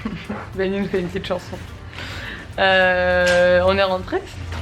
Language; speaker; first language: French; native; French